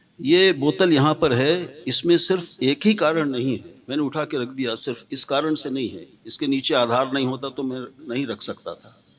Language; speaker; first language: Hindi; native; Hindi